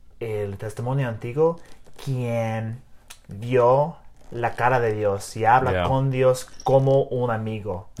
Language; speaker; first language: Spanish; non-native, learner; English